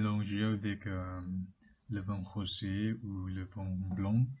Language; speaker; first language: French; non-native, learner; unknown